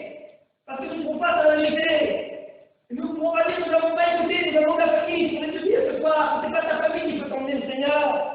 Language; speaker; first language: French; native; French